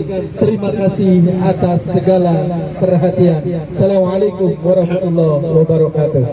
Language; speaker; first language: Indonesian; native; Indonesian